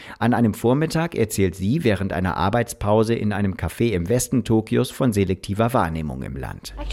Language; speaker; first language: German; native; German